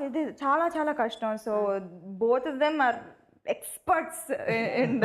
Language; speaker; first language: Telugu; non-native, fluent; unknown